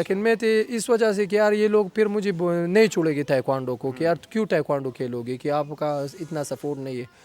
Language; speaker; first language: Hindi; non-native, local second language; Pashto